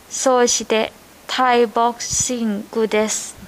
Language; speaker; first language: Japanese; non-native, learner; Thai